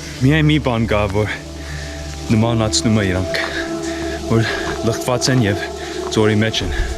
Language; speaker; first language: Armenian; early bilingual, heritage; Armenian